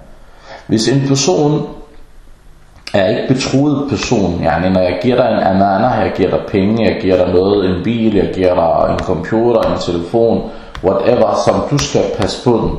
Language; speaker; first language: Danish; early bilingual, other home language; Arabic